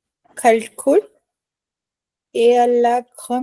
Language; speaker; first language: French; non-native, learner; Portuguese